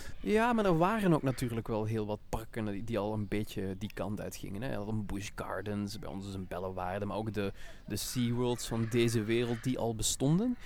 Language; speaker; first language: Dutch; native; Dutch